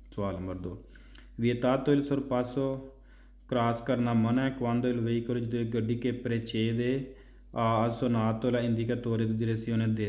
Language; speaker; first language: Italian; non-native, fluent; Punjabi